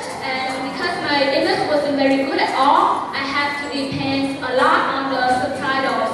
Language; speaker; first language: English; non-native, learner; Vietnamese